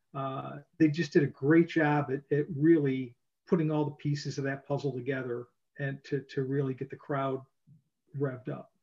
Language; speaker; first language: English; native; English